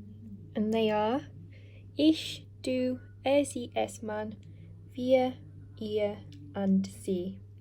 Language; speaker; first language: German; non-native, fluent; English